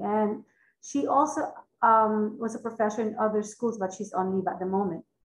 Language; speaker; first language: English; non-native, local second language; Filipino